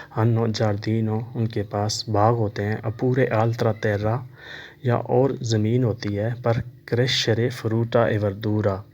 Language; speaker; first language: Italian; non-native, learner; Urdu